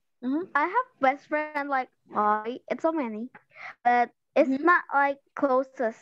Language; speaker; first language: English; non-native, learner; Indonesian